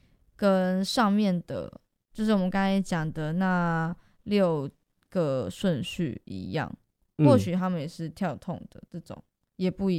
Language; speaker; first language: Chinese; native; Chinese